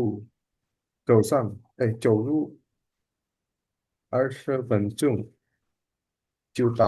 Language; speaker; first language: Chinese; non-native, learner; Indonesian